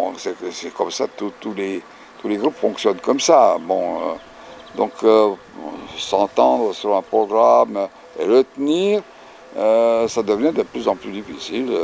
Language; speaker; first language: French; non-native, fluent; Bulgarian